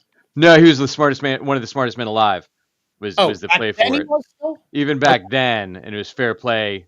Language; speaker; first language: English; native; English